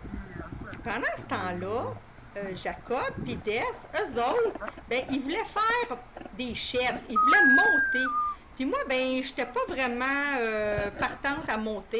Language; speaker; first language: French; native; French